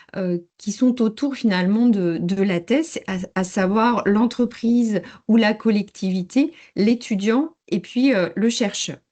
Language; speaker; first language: French; native; French